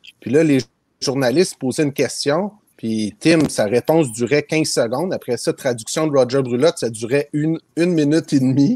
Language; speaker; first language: French; native; French